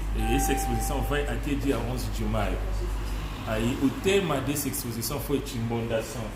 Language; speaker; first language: Portuguese; non-native, learner; Luba-Lulua